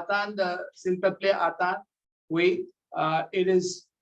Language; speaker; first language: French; non-native, local second language; English